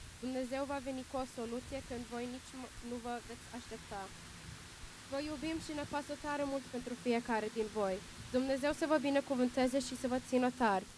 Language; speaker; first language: Romanian; early bilingual, heritage; Romanian